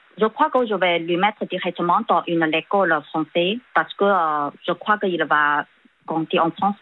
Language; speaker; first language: French; non-native, fluent; Chinese